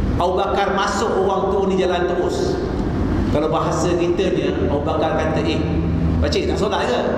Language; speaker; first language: Malay; native; Malay